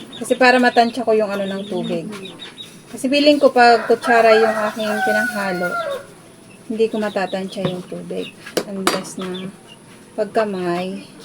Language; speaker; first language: Filipino; non-native, local second language; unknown